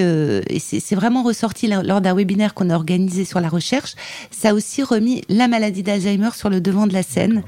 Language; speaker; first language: French; native; French